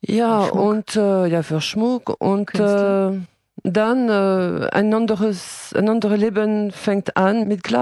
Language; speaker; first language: German; non-native, fluent; French